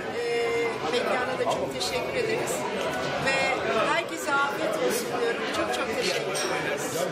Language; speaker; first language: Turkish; native; Turkish